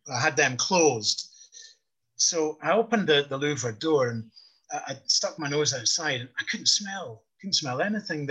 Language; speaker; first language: English; native; English